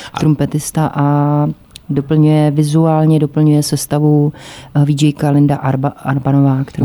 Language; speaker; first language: Czech; native; Czech